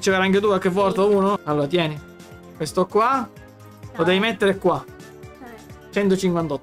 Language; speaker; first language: Italian; native; Italian